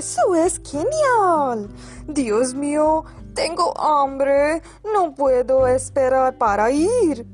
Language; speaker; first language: Spanish; non-native, learner; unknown